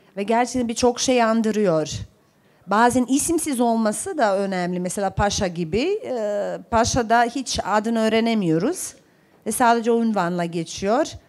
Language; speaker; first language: Turkish; non-native, fluent; Bosnian